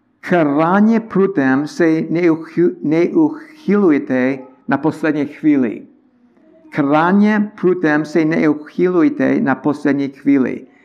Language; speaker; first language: Czech; non-native, learner; English